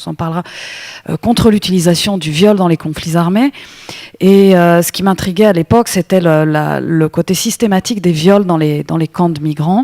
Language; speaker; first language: French; native; French